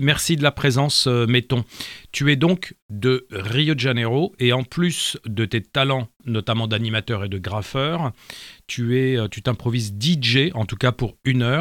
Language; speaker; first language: French; native; French